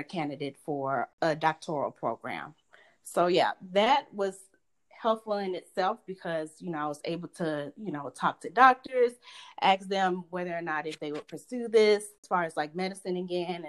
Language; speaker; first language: English; native; English